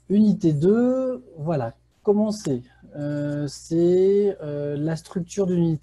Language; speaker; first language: French; native; French